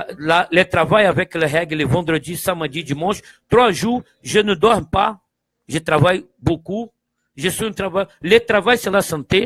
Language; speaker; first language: French; non-native, fluent; Portuguese